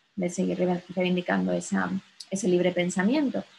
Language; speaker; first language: Spanish; native; Spanish